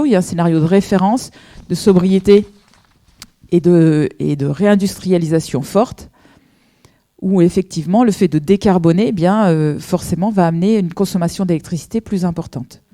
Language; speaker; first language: French; native; French